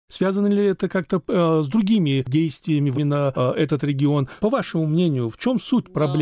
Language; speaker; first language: Russian; non-native, local second language; Chechen